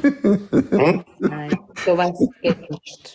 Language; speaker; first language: German; non-native, learner; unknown